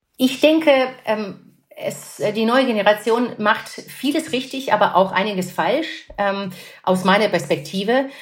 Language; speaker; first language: German; non-native, fluent; Russian